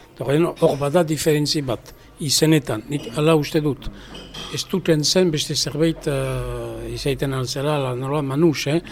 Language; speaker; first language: Basque; native; Basque